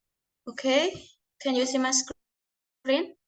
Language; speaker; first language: English; non-native, learner; Indonesian